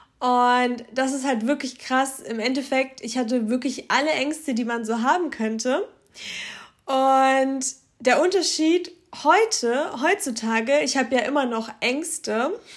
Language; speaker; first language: German; early bilingual, other home language; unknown